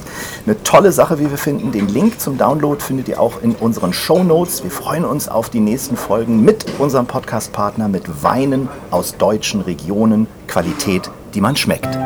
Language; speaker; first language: German; native; German